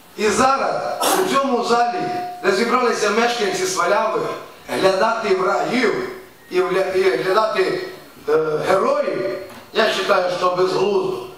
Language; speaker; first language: Ukrainian; native; Ukrainian